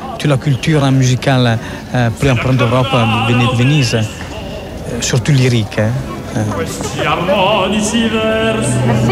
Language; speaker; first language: French; non-native, fluent; Italian